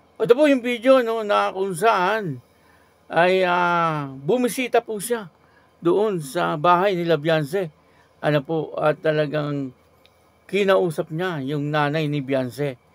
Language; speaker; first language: Filipino; native; Filipino